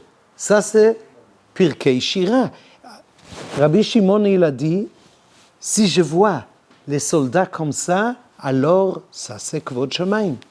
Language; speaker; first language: French; non-native, learner; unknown